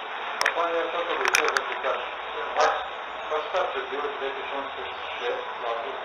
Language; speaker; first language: Polish; non-native, learner; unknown